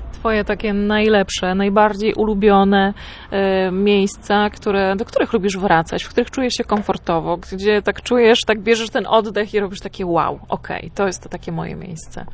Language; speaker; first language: Polish; native; Polish